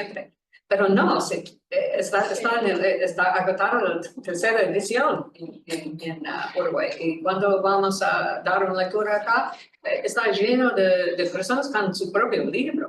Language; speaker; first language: Spanish; non-native, learner; English